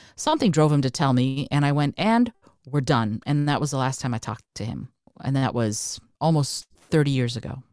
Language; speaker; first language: English; early bilingual, other home language; Russian